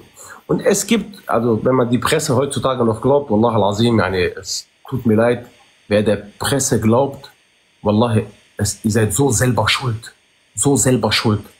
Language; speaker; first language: German; early bilingual, other home language; Arabic